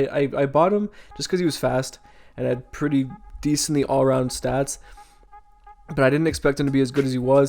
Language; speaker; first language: English; native; English